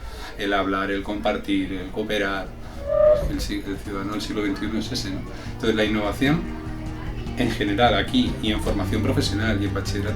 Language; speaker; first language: Spanish; native; Spanish